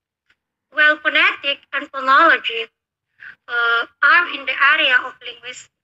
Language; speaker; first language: English; non-native, learner; Indonesian